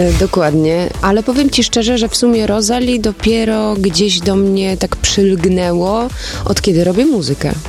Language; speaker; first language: Polish; early bilingual, other home language; German